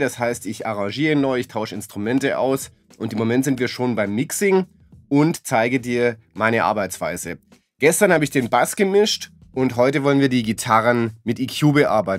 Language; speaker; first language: German; native; German